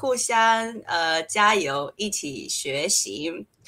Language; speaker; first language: Chinese; native; Chinese